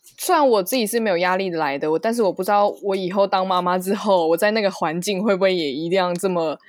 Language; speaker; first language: Chinese; non-native, local second language; Cantonese